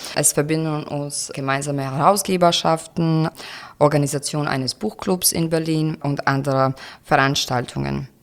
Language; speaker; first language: German; non-native, fluent; Croatian